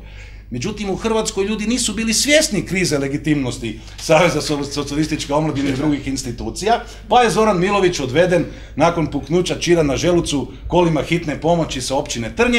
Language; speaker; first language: Croatian; native; Croatian